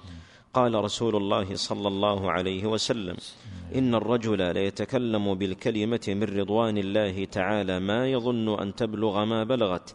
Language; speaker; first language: Arabic; native; Arabic